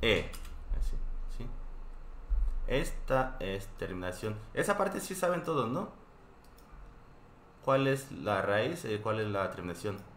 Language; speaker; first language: Spanish; non-native, fluent; Korean